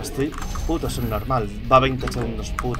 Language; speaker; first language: Spanish; native; Spanish